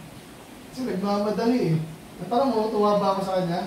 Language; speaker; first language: Filipino; native; Filipino